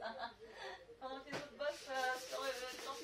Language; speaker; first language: French; native; French